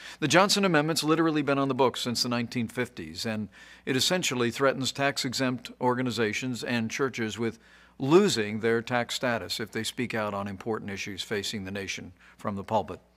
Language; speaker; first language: English; native; English